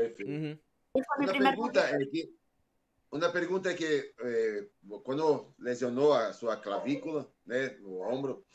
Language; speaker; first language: Spanish; non-native, learner; Portuguese